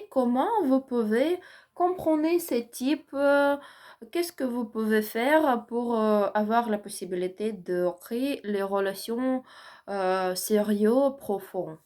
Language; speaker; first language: French; non-native, learner; Ukrainian